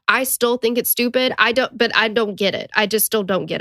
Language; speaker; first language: English; native; English